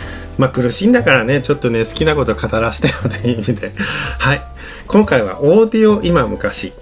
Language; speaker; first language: Japanese; native; Japanese